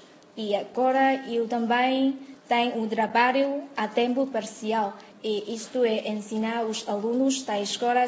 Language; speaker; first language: Portuguese; non-native, learner; Chinese